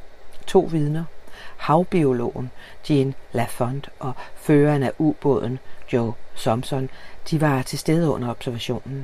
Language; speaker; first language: Danish; native; Danish